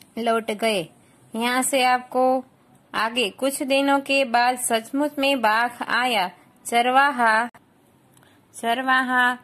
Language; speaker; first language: Hindi; non-native, local second language; Gujarati